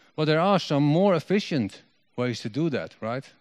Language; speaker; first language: English; non-native, fluent; Dutch